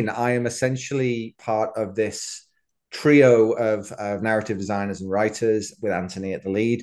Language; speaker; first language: English; native; English